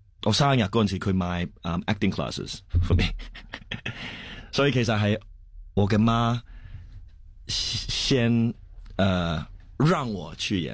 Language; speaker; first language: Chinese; early bilingual, heritage; Cantonese